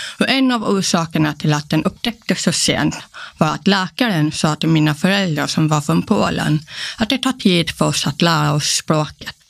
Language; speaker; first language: Swedish; early bilingual, other home language; Polish